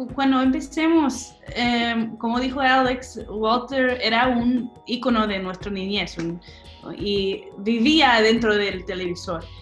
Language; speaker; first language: Spanish; non-native, fluent; English